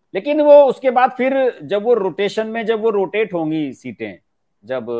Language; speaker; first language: Hindi; native; Hindi